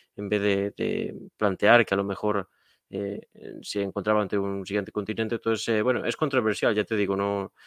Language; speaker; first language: Spanish; native; Spanish